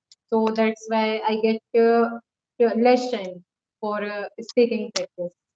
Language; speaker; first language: English; non-native, local second language; Hindi